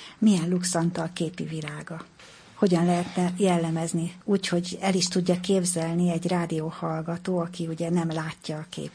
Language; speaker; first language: Hungarian; native; Hungarian